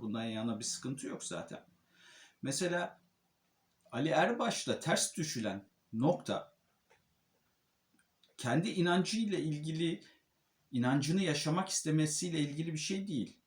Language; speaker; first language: Turkish; native; Turkish